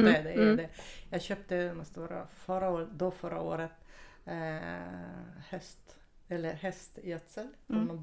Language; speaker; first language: Swedish; non-native, fluent; Russian